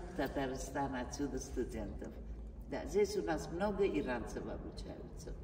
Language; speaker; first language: Russian; non-native, fluent; Armenian